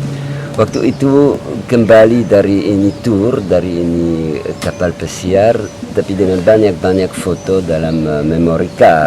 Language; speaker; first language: Indonesian; non-native, learner; French